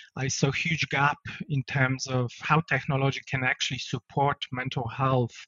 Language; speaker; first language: English; non-native, fluent; Polish